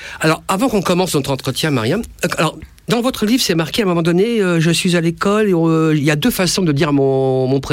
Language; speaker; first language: French; native; French